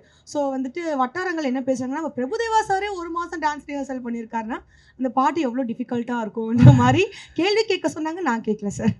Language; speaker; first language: Tamil; native; Tamil